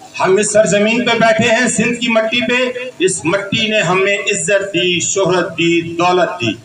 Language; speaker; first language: Urdu; non-native, local second language; Pashto